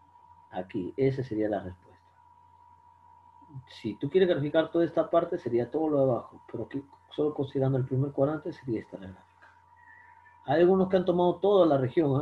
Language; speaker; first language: Spanish; native; Spanish